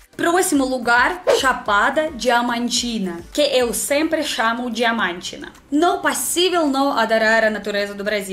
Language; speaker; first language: Portuguese; non-native, learner; Russian